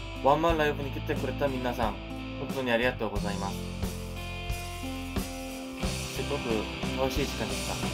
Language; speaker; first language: Japanese; non-native, fluent; Korean